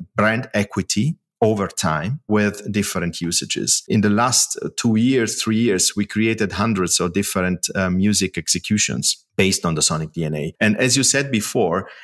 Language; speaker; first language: English; non-native, fluent; Italian